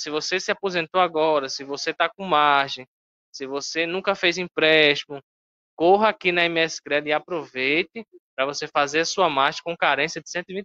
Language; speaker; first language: Portuguese; native; Portuguese